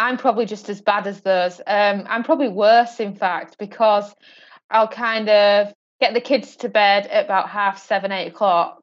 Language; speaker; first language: English; native; English